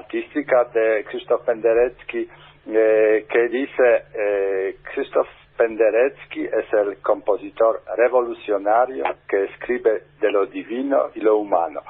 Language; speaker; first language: Spanish; non-native, fluent; Polish